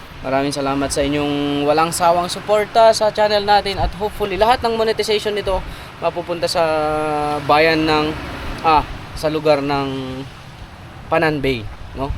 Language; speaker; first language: Filipino; non-native, local second language; Iloko